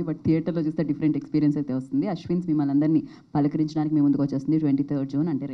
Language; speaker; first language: Telugu; native; Telugu